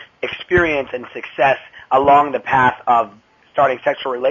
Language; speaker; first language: English; native; English